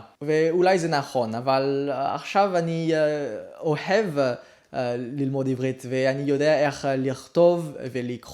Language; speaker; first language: Hebrew; non-native, learner; Vietnamese